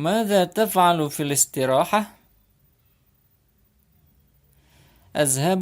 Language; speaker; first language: Arabic; non-native, fluent; Indonesian